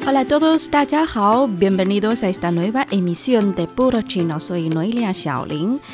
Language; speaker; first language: Spanish; non-native, fluent; Chinese